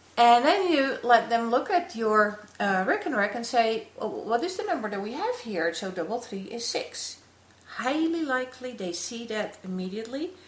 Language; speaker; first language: English; non-native, fluent; Dutch